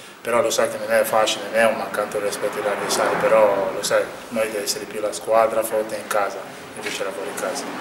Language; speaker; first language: Italian; non-native, learner; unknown